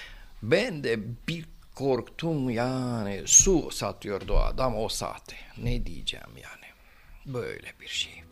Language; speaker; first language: Turkish; non-native, fluent; Romanian